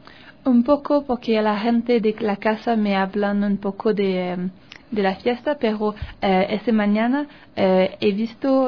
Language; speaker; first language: Spanish; non-native, learner; French